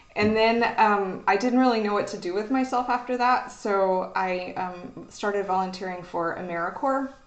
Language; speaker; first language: English; native; English